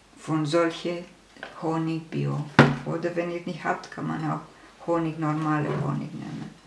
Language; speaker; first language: German; non-native, fluent; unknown